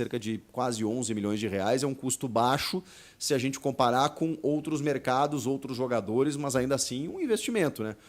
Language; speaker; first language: Portuguese; native; Portuguese